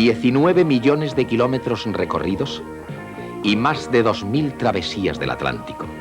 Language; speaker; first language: Spanish; native; Spanish